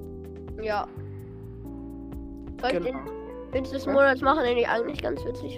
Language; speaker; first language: German; native; German